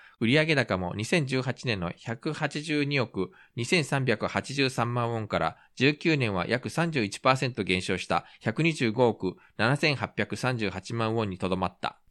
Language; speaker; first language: Japanese; native; Japanese